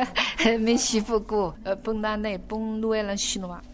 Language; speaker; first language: French; non-native, learner; Chinese